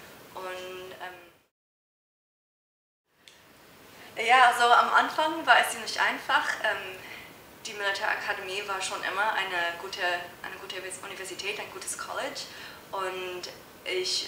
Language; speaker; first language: German; non-native, fluent; English